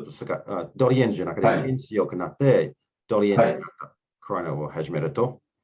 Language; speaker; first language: Japanese; non-native, learner; English